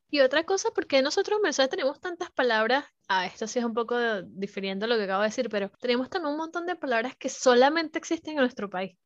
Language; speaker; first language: Spanish; native; Spanish